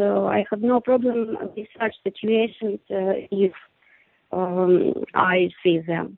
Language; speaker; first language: English; non-native, learner; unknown